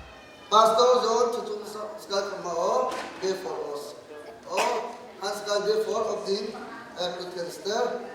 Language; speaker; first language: Norwegian; non-native, learner; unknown